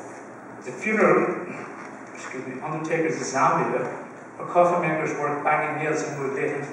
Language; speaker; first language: English; native; English